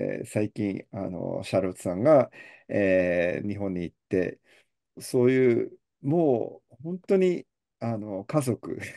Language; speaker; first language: Japanese; early bilingual, heritage; Japanese